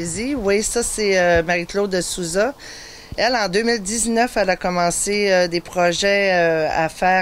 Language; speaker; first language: French; native; French